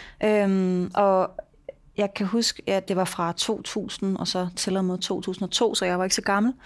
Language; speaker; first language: Danish; native; Danish